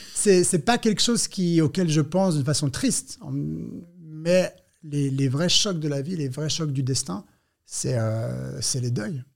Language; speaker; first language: French; native; French